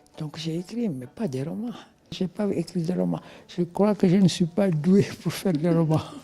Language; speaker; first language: French; non-native, local second language; Wolof